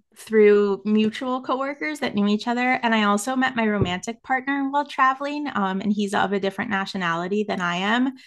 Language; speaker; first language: English; native; English